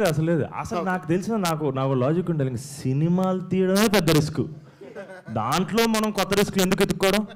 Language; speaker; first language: Telugu; native; Telugu